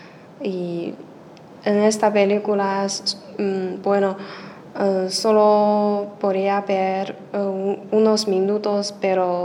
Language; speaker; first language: Spanish; non-native, learner; Chinese